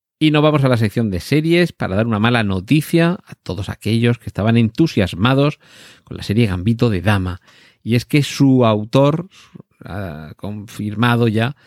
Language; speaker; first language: Spanish; native; Spanish